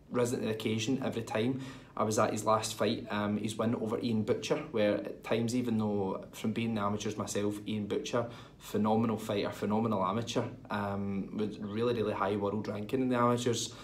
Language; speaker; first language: English; native; English